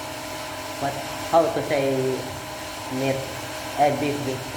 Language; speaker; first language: English; non-native, learner; Indonesian